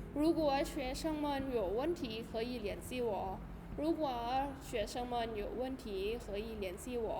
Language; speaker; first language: Chinese; non-native, fluent; Thai